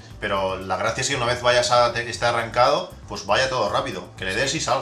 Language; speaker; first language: Spanish; native; Spanish